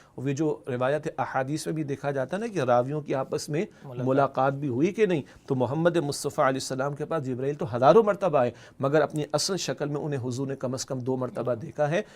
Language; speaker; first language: Urdu; native; Urdu